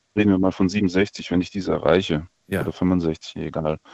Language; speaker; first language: German; non-native, fluent; Russian